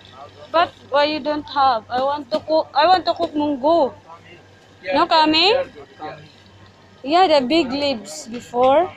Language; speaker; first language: English; non-native, local second language; Filipino